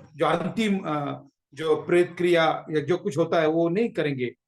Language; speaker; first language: Hindi; non-native, local second language; Marathi